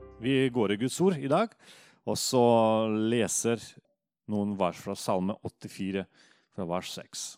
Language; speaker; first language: Norwegian; non-native, fluent; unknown